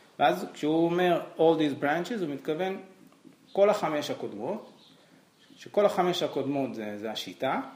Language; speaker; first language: Hebrew; native; Hebrew